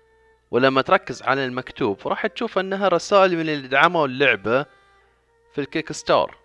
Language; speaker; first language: Arabic; native; Arabic